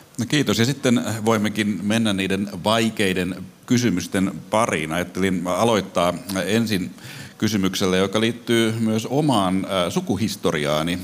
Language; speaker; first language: Finnish; native; Finnish